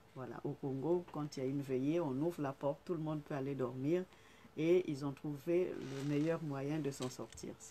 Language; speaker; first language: French; non-native, fluent; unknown